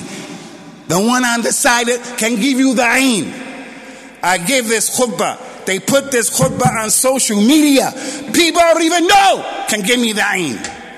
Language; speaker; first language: English; native; English